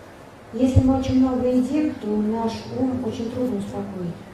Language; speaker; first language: Russian; native; Russian